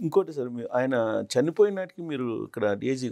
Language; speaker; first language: Telugu; native; Telugu